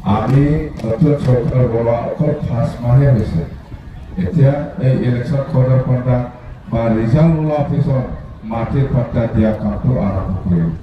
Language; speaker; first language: Assamese; non-native, local second language; Bodo